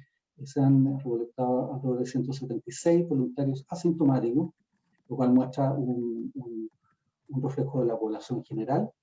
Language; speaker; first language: Spanish; native; Spanish